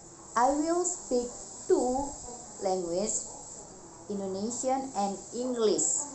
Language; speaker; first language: English; non-native, learner; Indonesian